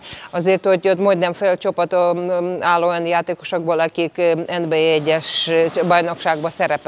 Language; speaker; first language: Hungarian; non-native, fluent; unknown